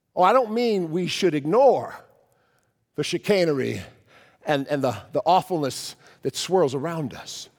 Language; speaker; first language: English; native; English